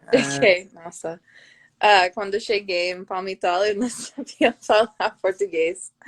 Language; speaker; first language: Portuguese; non-native, learner; English